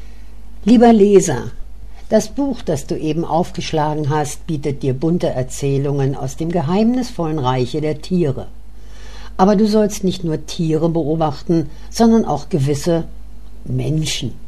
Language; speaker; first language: German; native; German